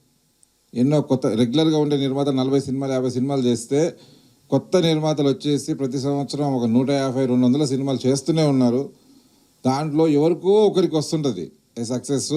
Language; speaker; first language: Telugu; native; Telugu